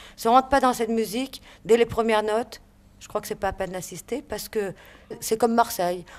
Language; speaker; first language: French; native; French